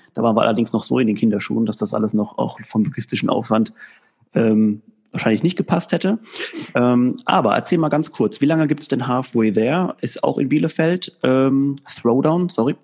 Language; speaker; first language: German; native; German